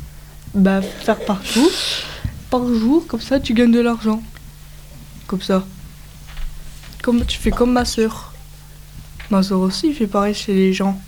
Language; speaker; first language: French; native; French